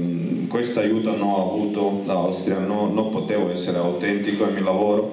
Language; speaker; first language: Italian; non-native, fluent; Croatian